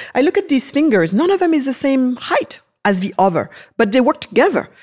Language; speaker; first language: English; early bilingual, other home language; Wolof